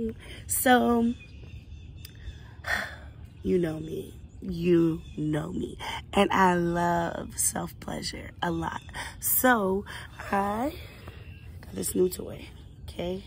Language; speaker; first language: English; native; English